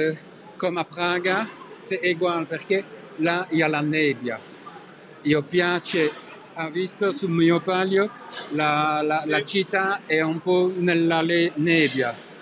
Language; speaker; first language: Italian; non-native, learner; French